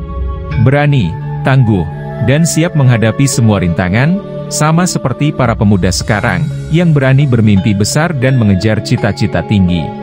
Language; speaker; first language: Indonesian; native; Indonesian